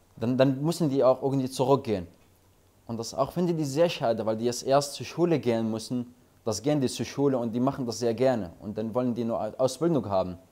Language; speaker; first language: German; non-native, learner; Arabic